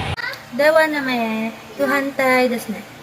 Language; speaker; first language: Japanese; non-native, learner; Filipino